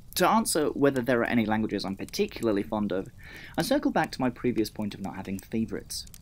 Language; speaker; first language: English; native; English